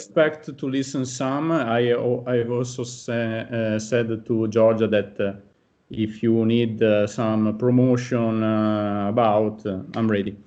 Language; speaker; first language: English; non-native, fluent; Italian